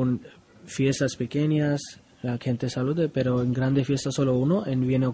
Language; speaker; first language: Spanish; non-native, learner; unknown